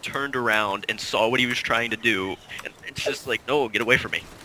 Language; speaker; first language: English; native; English